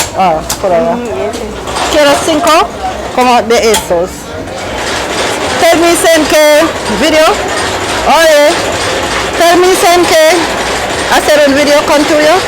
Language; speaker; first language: Spanish; non-native, learner; English